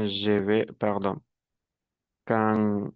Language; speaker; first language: French; non-native, fluent; Spanish